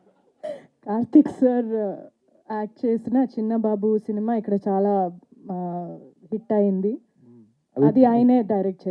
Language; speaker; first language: Telugu; non-native, fluent; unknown